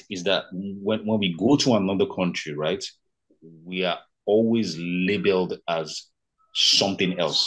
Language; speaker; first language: English; non-native, local second language; Yoruba